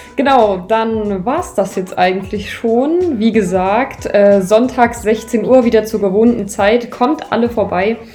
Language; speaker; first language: German; native; German